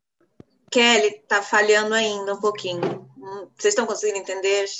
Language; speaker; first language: Portuguese; native; Portuguese